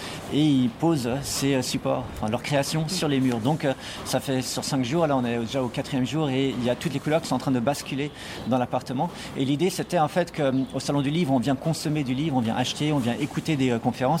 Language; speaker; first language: French; native; French